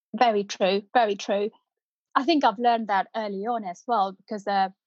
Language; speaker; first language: English; non-native, local second language; Punjabi